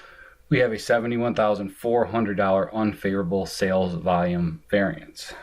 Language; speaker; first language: English; native; English